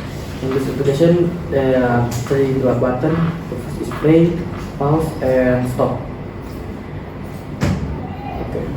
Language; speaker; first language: English; non-native, learner; Indonesian